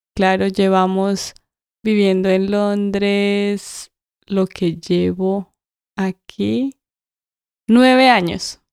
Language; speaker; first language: Spanish; native; Spanish